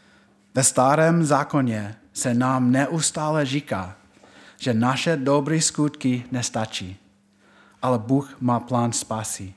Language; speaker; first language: Czech; non-native, fluent; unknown